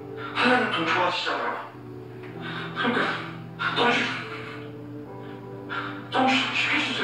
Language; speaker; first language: Korean; native; Korean